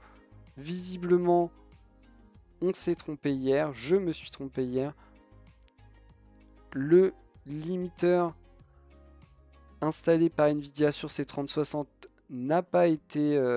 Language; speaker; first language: French; native; French